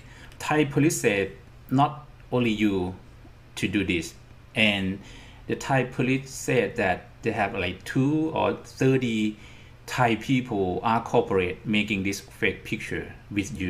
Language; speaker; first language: English; non-native, fluent; Thai